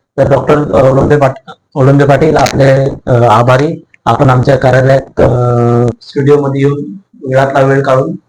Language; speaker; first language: Marathi; native; Marathi